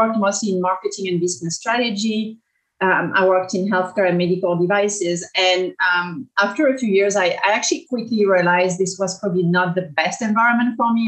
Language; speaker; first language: English; non-native, fluent; French